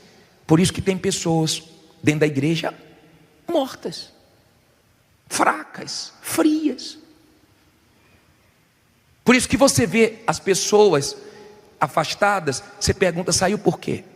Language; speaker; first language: Portuguese; native; Portuguese